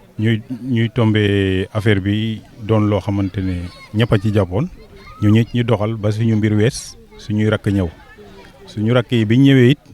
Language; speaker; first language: Wolof; non-native, local second language; Serer